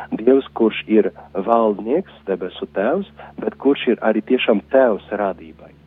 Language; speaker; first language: Latvian; non-native, fluent; Polish